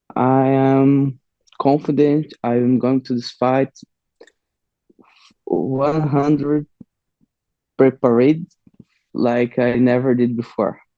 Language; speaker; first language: English; non-native, learner; Portuguese